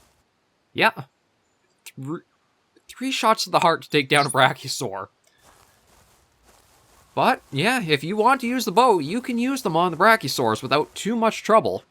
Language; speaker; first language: English; native; English